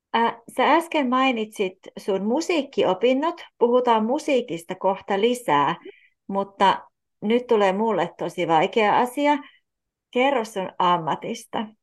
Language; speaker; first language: Finnish; native; Finnish